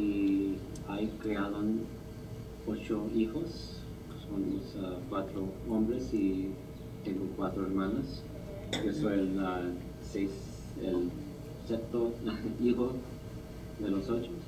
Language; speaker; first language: Spanish; early bilingual, heritage; Spanish